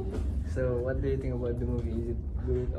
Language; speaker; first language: English; non-native, local second language; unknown